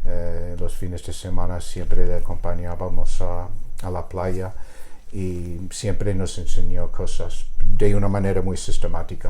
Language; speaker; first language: Spanish; non-native, fluent; English